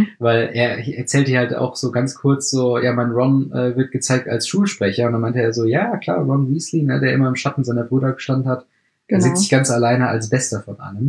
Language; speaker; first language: German; native; German